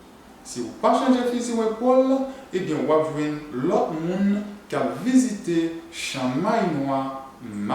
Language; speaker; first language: French; non-native, learner; Haitian Creole